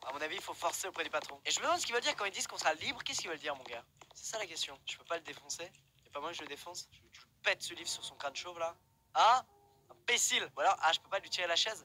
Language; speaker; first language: French; native; French